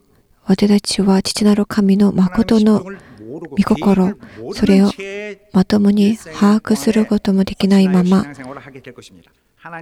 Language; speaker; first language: Japanese; non-native, learner; Korean